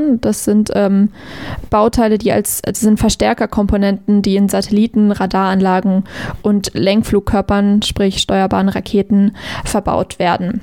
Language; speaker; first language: German; native; German